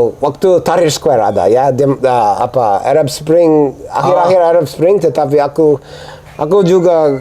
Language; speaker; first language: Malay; non-native, fluent; English